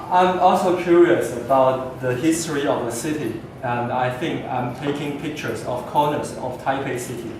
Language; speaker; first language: English; non-native, fluent; Chinese